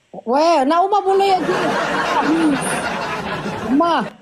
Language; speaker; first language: Korean; non-native, learner; Filipino